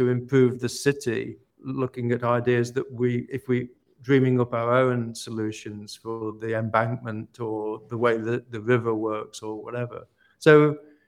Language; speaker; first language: English; native; English